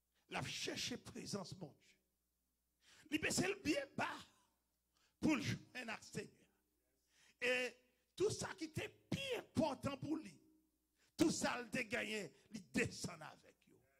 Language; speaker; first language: French; native; French